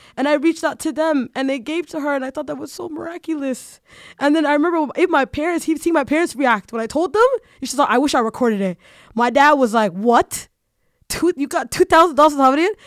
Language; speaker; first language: English; early bilingual, other home language; Somali